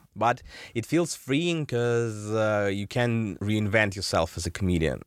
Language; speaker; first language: English; non-native, fluent; Russian